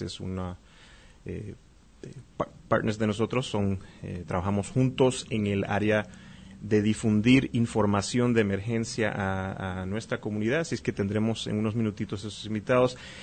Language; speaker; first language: Spanish; native; Spanish